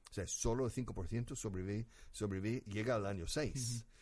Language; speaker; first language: Spanish; non-native, fluent; English